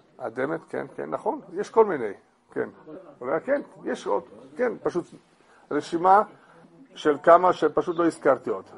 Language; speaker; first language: Hebrew; non-native, fluent; English